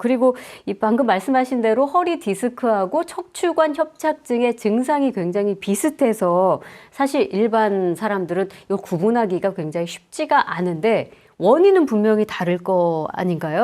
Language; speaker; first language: Korean; native; Korean